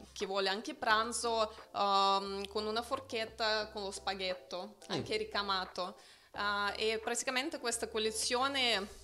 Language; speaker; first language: Italian; non-native, fluent; Russian